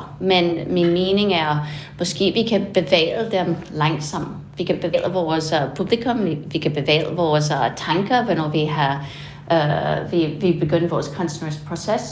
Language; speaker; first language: Danish; non-native, fluent; English